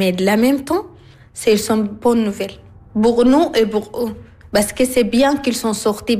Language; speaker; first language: French; non-native, learner; Arabic